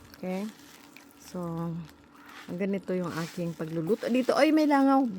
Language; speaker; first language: Filipino; non-native, local second language; Hiligaynon